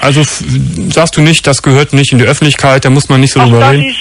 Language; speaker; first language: German; native; German